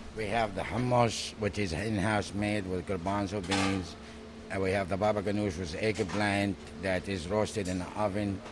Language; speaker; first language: English; non-native, fluent; Arabic